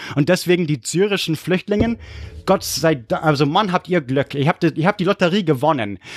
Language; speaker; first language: German; early bilingual, other home language; English